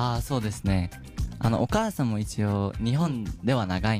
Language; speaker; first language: Japanese; early bilingual, other home language; Filipino